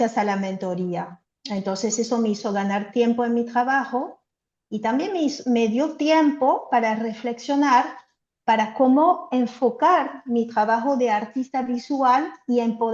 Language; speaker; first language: Spanish; non-native, fluent; French